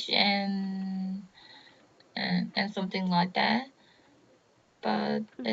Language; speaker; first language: English; non-native, learner; Korean